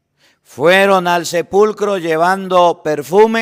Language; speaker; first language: Spanish; native; Spanish